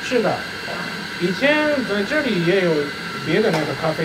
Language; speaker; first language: Chinese; non-native, fluent; Japanese